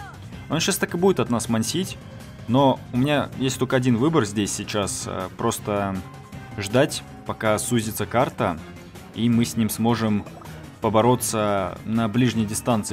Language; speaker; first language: Russian; native; Russian